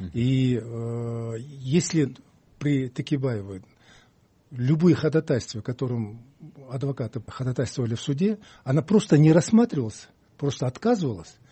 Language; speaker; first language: Russian; non-native, local second language; Kyrgyz